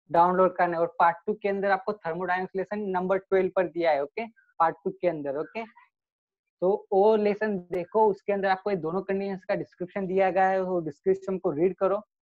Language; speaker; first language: Hindi; native; Hindi